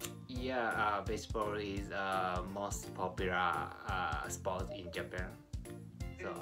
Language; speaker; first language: English; non-native, learner; Japanese